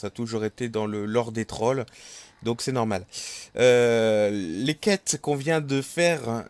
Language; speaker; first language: French; native; French